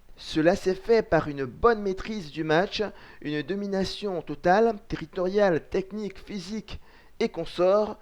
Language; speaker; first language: French; native; French